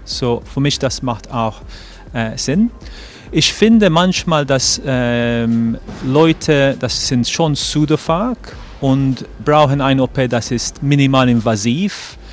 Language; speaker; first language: German; non-native, fluent; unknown